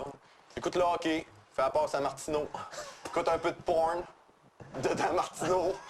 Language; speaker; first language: French; native; French